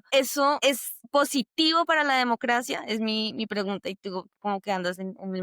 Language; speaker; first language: Spanish; native; Spanish